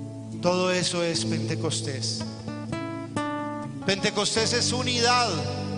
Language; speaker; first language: Spanish; native; Spanish